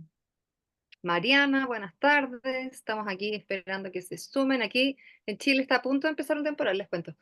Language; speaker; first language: Spanish; native; Spanish